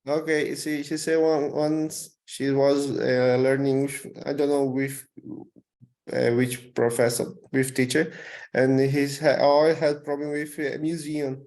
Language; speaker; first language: English; non-native, learner; Portuguese